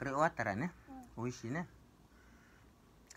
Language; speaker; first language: Japanese; non-native, learner; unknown